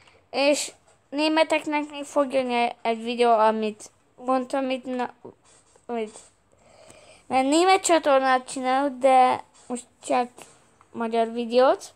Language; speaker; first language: Hungarian; early bilingual, heritage; Hungarian